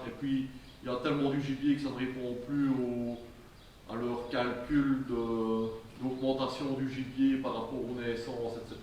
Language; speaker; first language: French; native; French